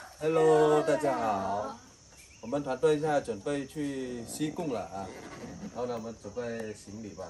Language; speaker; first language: Chinese; non-native, fluent; Vietnamese